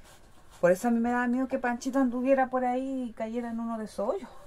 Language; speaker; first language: Spanish; native; Spanish